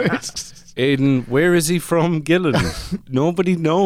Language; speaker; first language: English; native; English